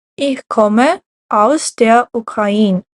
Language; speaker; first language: German; non-native, fluent; Ukrainian